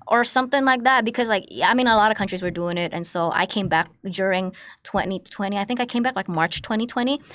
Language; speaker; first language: English; early bilingual, other home language; Indonesian